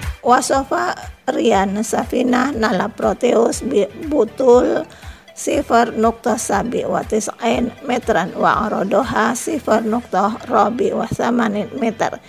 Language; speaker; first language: Arabic; non-native, fluent; Indonesian